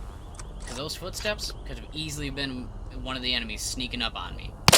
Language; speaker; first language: English; native; English